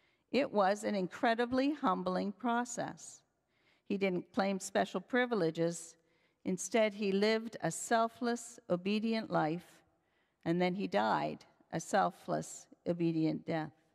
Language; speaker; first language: English; native; English